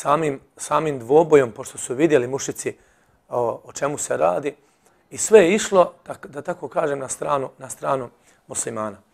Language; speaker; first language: Serbian; native; Serbian